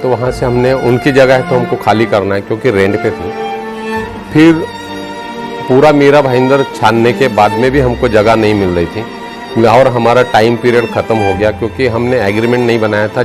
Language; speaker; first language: Hindi; native; Hindi